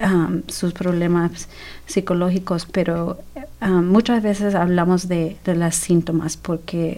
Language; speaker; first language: Spanish; early bilingual, heritage; Spanish